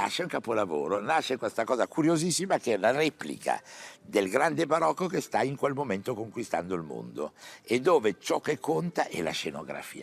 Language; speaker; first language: Italian; native; Italian